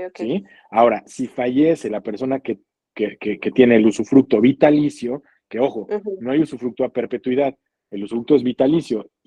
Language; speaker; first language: Spanish; native; Spanish